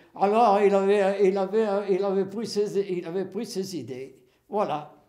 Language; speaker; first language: French; native; French